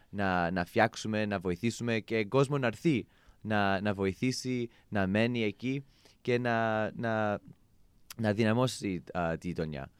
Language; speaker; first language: Greek; non-native, fluent; English